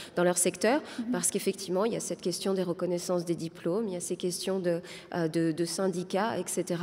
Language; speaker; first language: French; non-native, local second language; Arabic